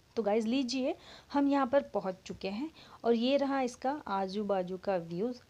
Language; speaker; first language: Hindi; non-native, local second language; Marathi